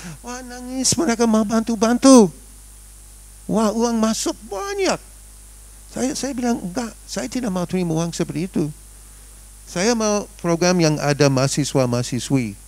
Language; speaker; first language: Indonesian; non-native, fluent; English